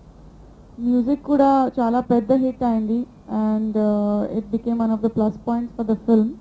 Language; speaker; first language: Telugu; non-native, learner; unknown